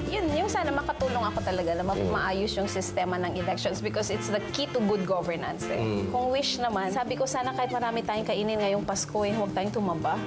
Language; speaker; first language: Filipino; non-native, local second language; Iloko